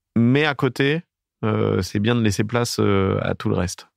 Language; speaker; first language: French; native; French